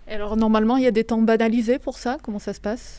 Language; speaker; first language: French; native; French